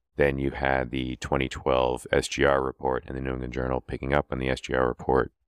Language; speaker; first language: English; native; English